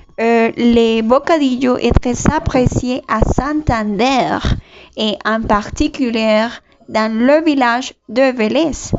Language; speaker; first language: French; non-native, learner; Spanish